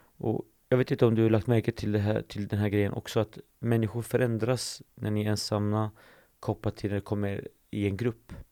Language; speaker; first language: Swedish; early bilingual, other home language; Assyrian Neo-Aramaic